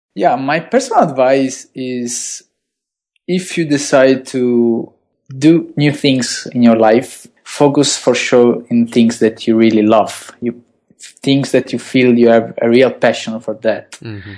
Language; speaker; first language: English; non-native, fluent; Italian